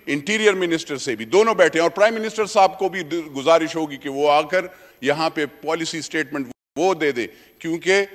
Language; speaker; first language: Urdu; native; Urdu